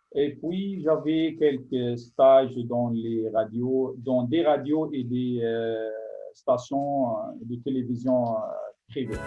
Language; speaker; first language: French; non-native, local second language; Arabic